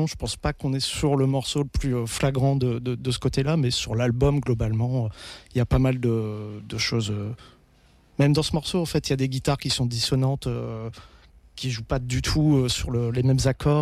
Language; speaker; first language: French; native; French